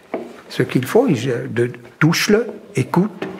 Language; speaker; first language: French; non-native, local second language; German